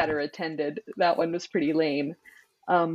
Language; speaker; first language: English; native; English